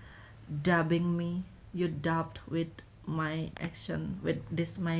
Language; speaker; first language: English; non-native, learner; Indonesian